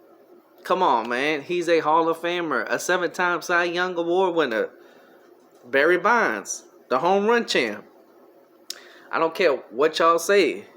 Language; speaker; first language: English; native; English